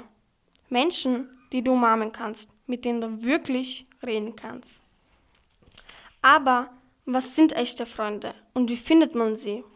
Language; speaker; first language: German; early bilingual, other home language; Turkish